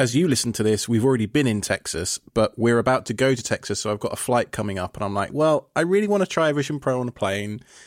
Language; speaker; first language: English; native; English